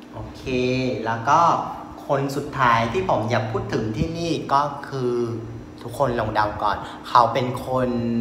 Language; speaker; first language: Thai; non-native, fluent; Vietnamese